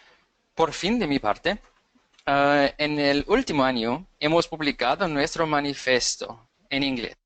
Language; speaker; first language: Spanish; non-native, fluent; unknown